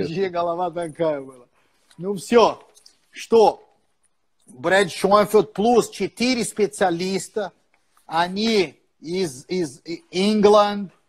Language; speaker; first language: Russian; non-native, fluent; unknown